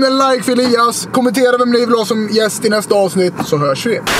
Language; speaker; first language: Swedish; native; Swedish